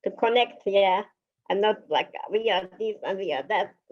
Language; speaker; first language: English; non-native, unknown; Finnish